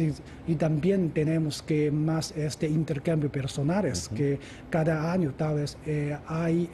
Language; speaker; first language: Spanish; non-native, fluent; Chinese